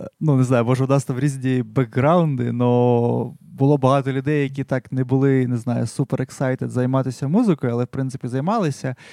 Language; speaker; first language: Ukrainian; non-native, local second language; Russian